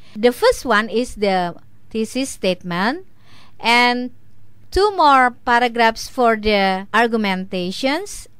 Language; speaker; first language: English; non-native, fluent; Indonesian